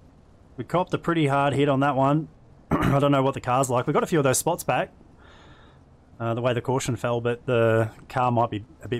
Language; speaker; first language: English; native; English